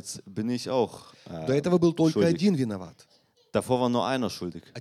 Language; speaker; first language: German; non-native, learner; Russian